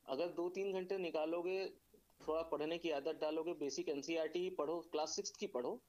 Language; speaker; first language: Hindi; native; Hindi